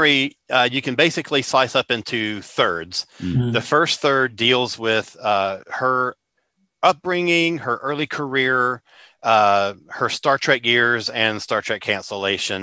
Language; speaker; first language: English; native; English